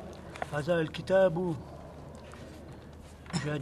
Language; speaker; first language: Arabic; non-native, learner; French